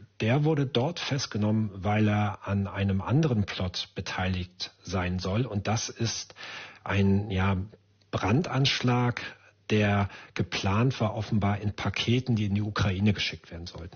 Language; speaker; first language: German; native; German